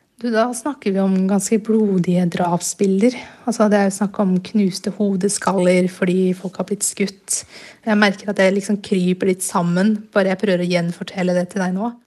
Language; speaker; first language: Norwegian; early bilingual, other home language; Burmese